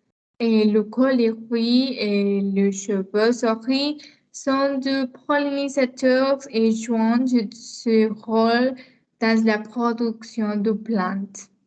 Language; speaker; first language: French; non-native, learner; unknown